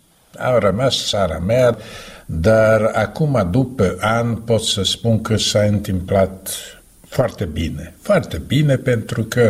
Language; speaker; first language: Romanian; non-native, learner; Slovak